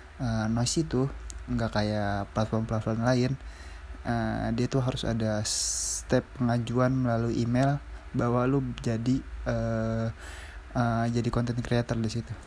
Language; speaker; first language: Indonesian; native; Indonesian